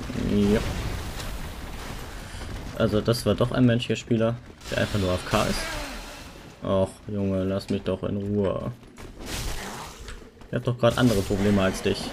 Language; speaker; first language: German; native; German